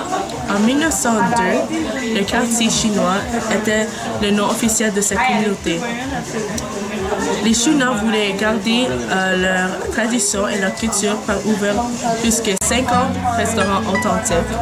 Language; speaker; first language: French; non-native, local second language; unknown